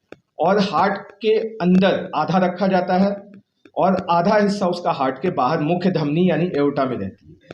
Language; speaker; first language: Hindi; native; Hindi